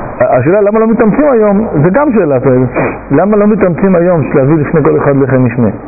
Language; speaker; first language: Hebrew; native; Hebrew